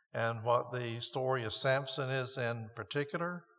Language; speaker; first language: English; native; English